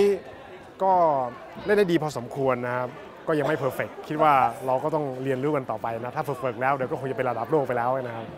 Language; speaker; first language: Thai; native; Thai